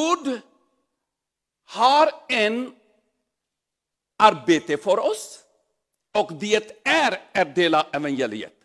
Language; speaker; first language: Swedish; non-native, learner; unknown